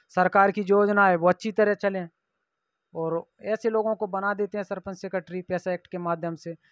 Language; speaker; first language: Hindi; native; Hindi